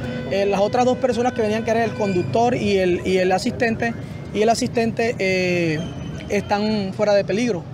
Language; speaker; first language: Spanish; native; Spanish